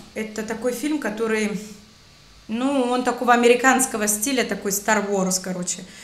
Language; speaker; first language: Russian; native; Russian